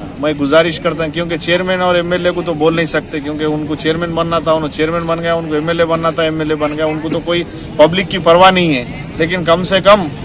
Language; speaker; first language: Hindi; non-native, local second language; Urdu